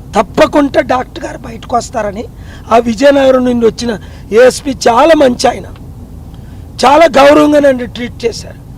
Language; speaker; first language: Telugu; native; Telugu